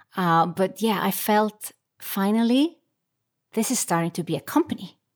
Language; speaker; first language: English; non-native, fluent; Icelandic